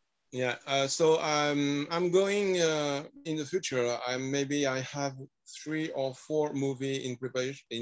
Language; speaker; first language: English; non-native, learner; French